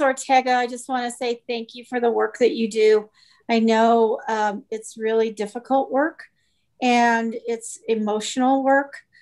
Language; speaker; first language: English; native; English